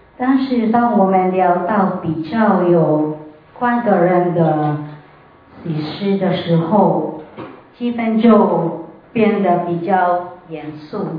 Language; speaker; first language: Chinese; non-native, fluent; Filipino